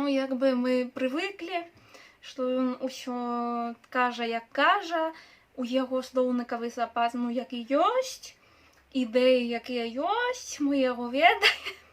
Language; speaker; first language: Belarusian; non-native, local second language; Russian